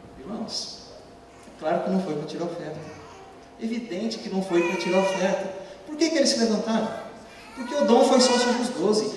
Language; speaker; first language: Portuguese; native; Portuguese